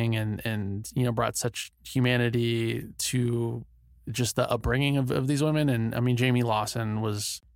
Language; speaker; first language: English; early bilingual, other home language; Ganda